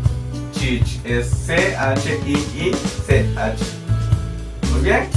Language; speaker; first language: Spanish; non-native, local second language; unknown